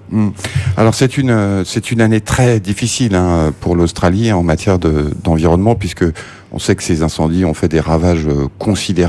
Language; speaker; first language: French; native; French